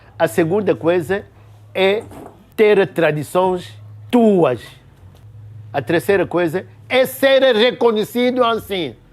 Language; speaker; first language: Portuguese; non-native, local second language; Kongo